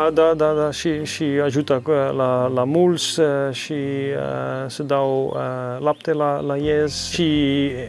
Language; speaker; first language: Romanian; non-native, learner; Dutch